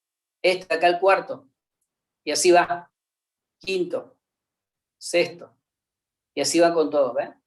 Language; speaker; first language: Spanish; native; Spanish